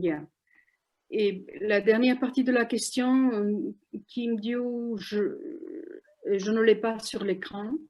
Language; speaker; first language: French; non-native, fluent; Spanish